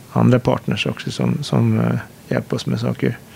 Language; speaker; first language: Swedish; native; Swedish